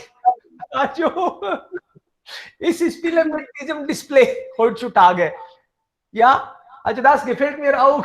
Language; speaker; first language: German; non-native, fluent; Hindi